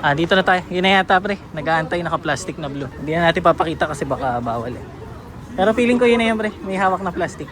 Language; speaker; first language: Filipino; native; Filipino